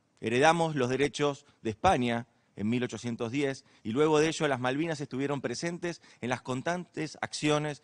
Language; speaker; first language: Spanish; native; Spanish